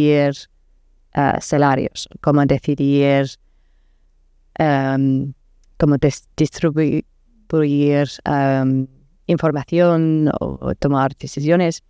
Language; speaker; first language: Spanish; non-native, learner; English